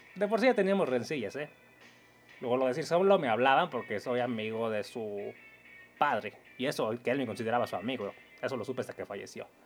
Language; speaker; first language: Spanish; native; Spanish